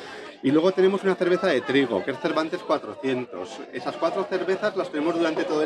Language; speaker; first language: Spanish; native; Spanish